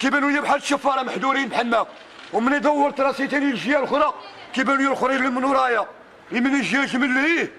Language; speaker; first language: Arabic; native; Arabic